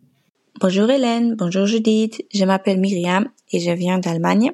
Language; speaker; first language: French; non-native, fluent; German